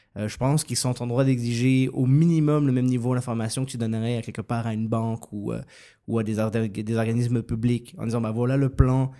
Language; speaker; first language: French; native; French